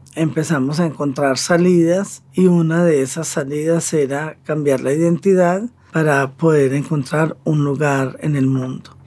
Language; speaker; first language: Spanish; native; Spanish